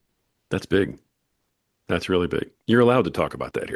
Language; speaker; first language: English; native; English